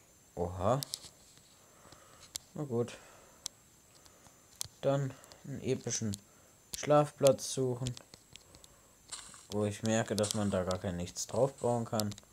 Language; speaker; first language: German; native; German